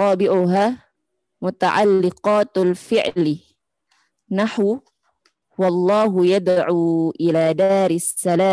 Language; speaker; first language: Arabic; non-native, learner; Indonesian